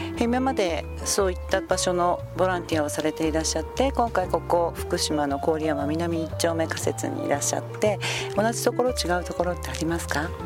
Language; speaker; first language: Japanese; native; Japanese